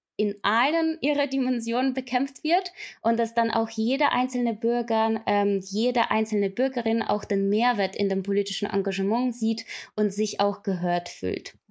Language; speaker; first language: German; non-native, fluent; Ukrainian